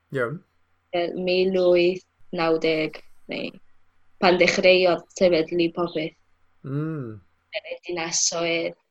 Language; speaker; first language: Welsh; non-native, fluent; Spanish